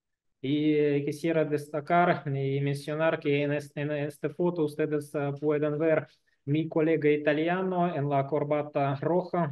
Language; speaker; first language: Spanish; non-native, learner; Russian